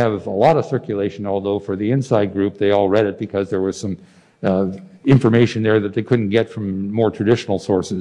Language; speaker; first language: English; native; English